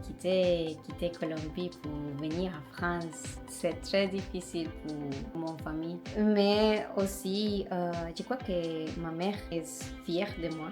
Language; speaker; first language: French; non-native, learner; Spanish